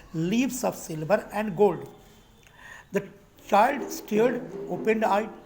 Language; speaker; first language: English; non-native, local second language; Hindi